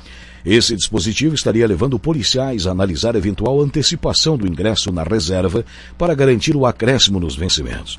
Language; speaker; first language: Portuguese; native; Portuguese